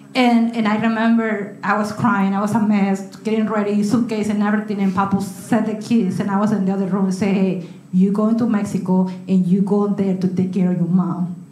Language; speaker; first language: English; non-native, learner; Spanish